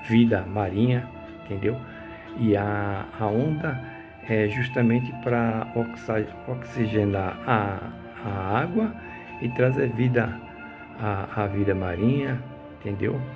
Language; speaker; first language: Portuguese; native; Portuguese